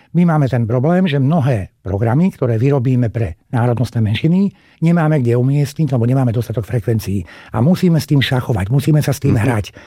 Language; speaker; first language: Slovak; non-native, local second language; Hungarian